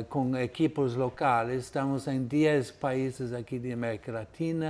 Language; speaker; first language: Spanish; non-native, fluent; Portuguese